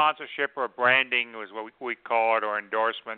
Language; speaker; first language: English; native; English